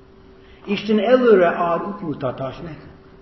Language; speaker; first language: Hungarian; non-native, fluent; English